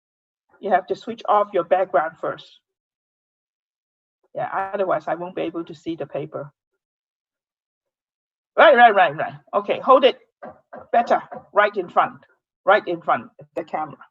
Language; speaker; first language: English; non-native, fluent; Cantonese